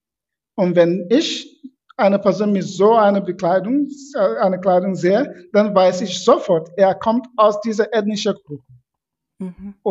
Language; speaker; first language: German; non-native, fluent; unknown